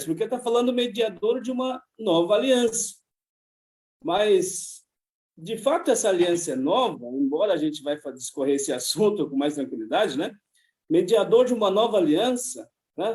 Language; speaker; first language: Portuguese; native; Portuguese